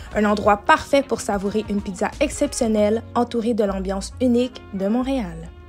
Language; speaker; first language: French; native; French